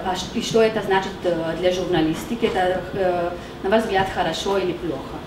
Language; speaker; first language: Russian; non-native, fluent; Slovenian